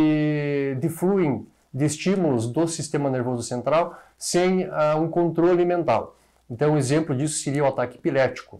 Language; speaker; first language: Portuguese; native; Portuguese